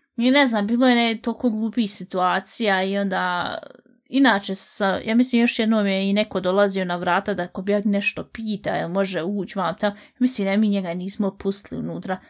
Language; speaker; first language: Bosnian; native; Bosnian